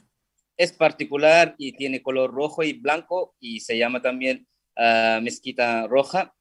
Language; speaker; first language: Spanish; non-native, fluent; Sinhala